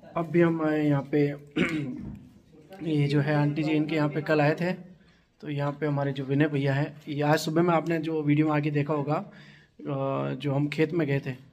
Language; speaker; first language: Hindi; non-native, local second language; Gujarati